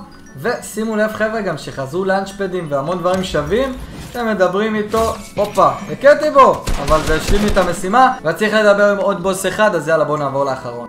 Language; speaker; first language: Hebrew; native; Hebrew